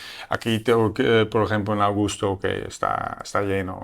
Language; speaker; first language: Spanish; non-native, learner; Dutch